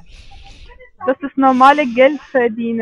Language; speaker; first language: German; non-native, fluent; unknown